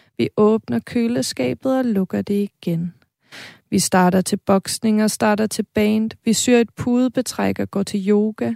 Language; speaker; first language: Danish; native; Danish